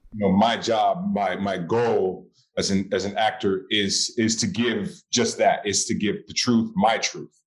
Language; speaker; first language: English; native; English